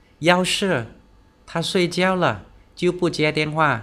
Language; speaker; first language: Chinese; non-native, fluent; Vietnamese